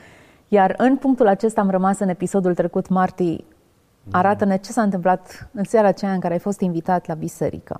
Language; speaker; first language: Romanian; native; Romanian